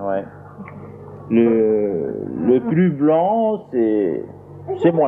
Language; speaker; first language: French; non-native, local second language; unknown